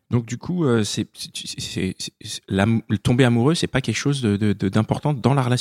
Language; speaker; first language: French; native; French